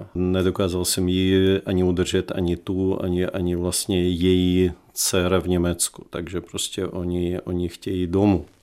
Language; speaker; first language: Czech; non-native, fluent; Ukrainian